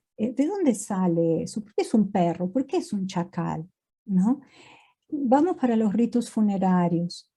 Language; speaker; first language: Spanish; native; Spanish